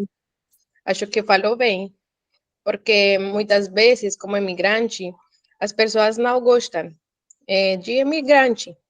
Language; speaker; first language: Portuguese; non-native, learner; Spanish